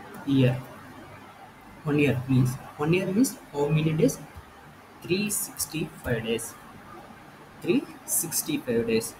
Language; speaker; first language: English; non-native, learner; Telugu